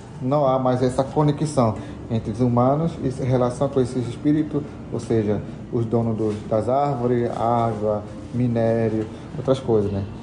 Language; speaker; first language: Portuguese; non-native, local second language; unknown